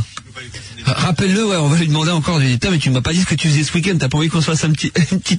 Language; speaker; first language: French; native; French